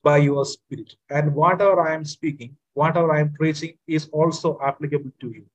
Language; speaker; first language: English; non-native, local second language; Malayalam